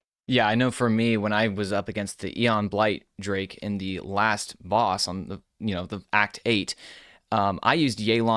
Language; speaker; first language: English; native; English